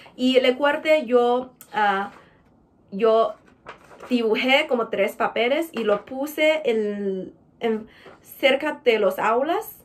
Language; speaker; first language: Spanish; non-native, fluent; Chinese